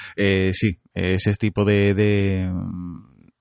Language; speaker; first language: Spanish; native; Spanish